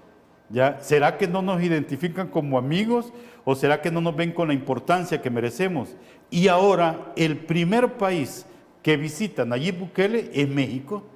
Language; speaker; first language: Spanish; native; Spanish